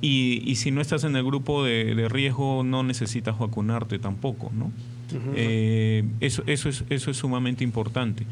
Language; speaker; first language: Spanish; native; Spanish